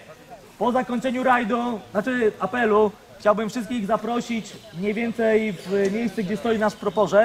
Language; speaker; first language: Polish; native; Polish